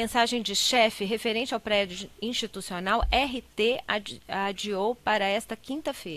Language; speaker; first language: Portuguese; native; Portuguese